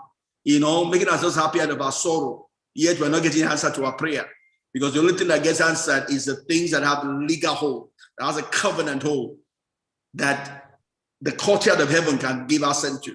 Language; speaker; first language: English; non-native, local second language; Yoruba